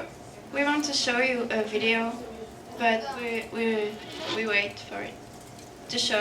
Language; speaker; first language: English; non-native, fluent; French